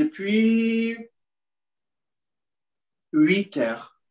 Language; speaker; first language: French; non-native, learner; Portuguese